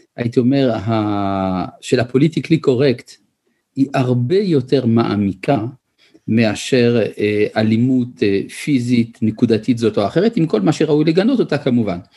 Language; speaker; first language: Hebrew; early bilingual, other home language; French